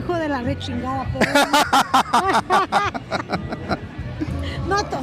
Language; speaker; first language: Spanish; native; Spanish